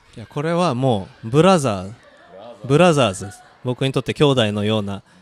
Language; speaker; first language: Japanese; early bilingual, other home language; Korean